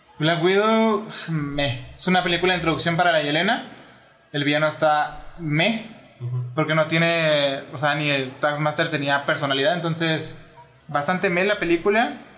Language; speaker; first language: Spanish; native; Spanish